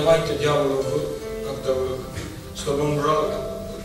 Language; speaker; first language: Russian; non-native, learner; Estonian